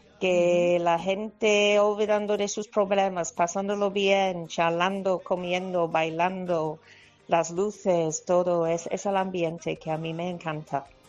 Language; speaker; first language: Spanish; non-native, fluent; English